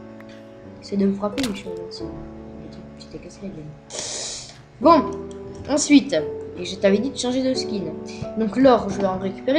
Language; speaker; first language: French; native; French